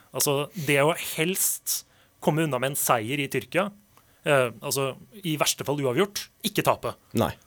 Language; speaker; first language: Norwegian; non-native, fluent; Portuguese